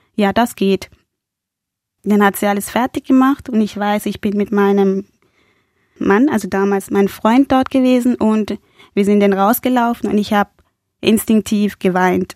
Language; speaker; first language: German; non-native, fluent; Spanish